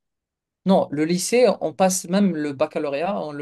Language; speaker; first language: French; non-native, local second language; Kabyle